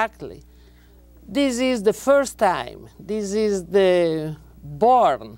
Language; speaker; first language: English; non-native, learner; Italian